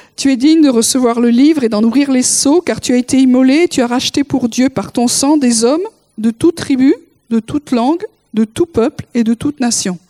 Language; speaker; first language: French; native; French